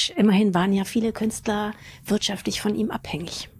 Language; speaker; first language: German; native; German